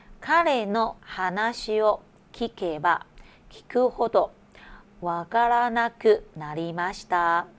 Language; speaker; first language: Japanese; non-native, fluent; Chinese